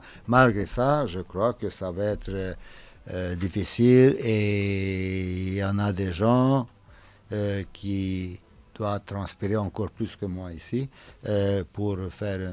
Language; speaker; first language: French; non-native, fluent; Romanian